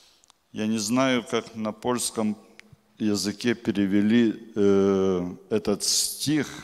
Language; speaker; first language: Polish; non-native, learner; Russian